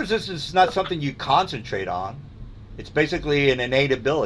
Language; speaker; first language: English; native; English